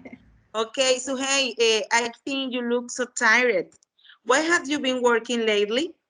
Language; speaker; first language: English; non-native, learner; Spanish